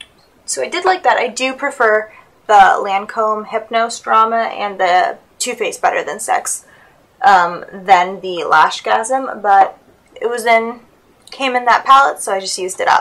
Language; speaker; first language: English; native; English